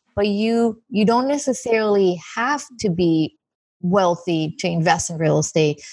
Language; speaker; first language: English; non-native, fluent; Hebrew